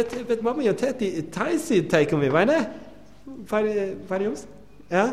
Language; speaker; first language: Latvian; non-native, learner; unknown